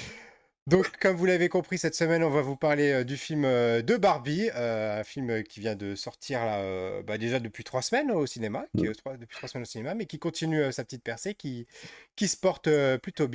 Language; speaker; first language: French; native; French